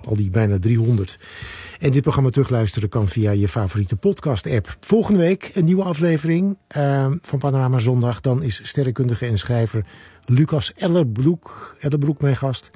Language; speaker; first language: Dutch; native; Dutch